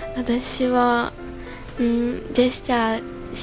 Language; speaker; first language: Japanese; non-native, learner; English